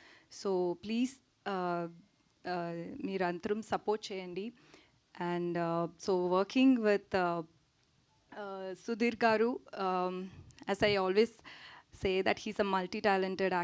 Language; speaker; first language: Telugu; non-native, learner; Tamil